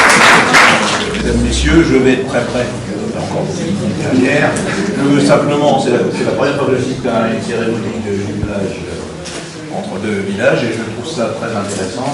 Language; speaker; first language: French; native; French